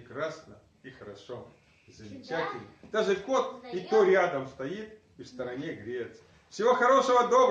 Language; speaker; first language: Russian; native; Russian